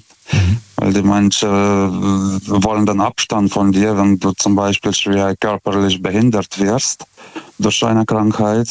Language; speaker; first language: German; non-native, fluent; Lithuanian